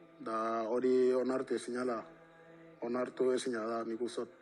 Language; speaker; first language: Basque; native; Basque